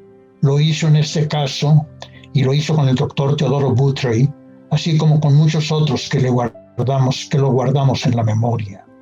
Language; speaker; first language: Spanish; native; Spanish